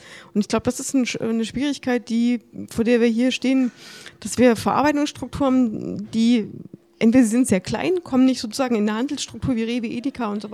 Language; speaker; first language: German; native; German